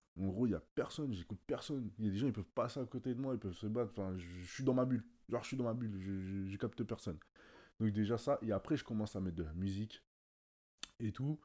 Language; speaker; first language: French; native; French